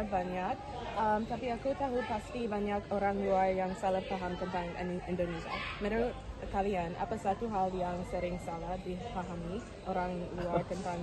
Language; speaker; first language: Indonesian; non-native, learner; English